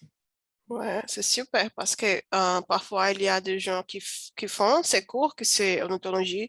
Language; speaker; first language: French; non-native, learner; Portuguese